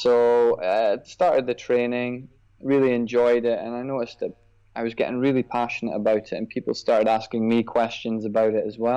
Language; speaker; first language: English; native; English